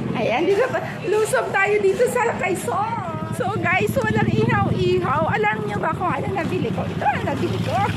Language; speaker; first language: Filipino; non-native, local second language; Cebuano